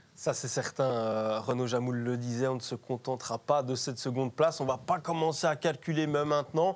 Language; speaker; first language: French; native; French